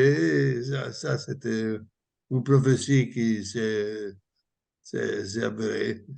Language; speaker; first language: French; non-native, learner; Italian